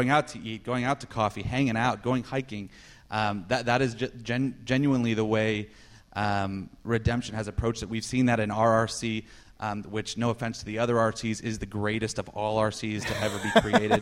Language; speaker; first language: English; native; English